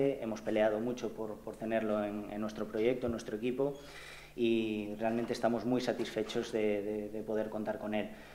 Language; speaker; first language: Spanish; native; Spanish